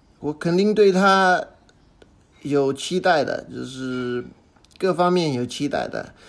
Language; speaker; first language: Chinese; non-native, fluent; English